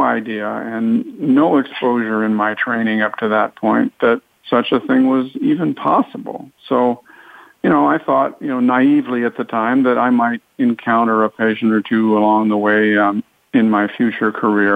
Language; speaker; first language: English; native; English